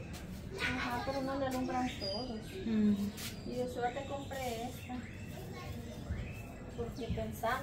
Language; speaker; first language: Spanish; native; Spanish